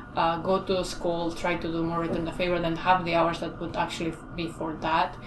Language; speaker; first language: English; non-native, fluent; Spanish